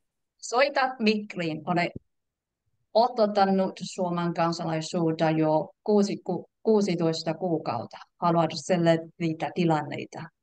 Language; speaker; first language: Finnish; non-native, learner; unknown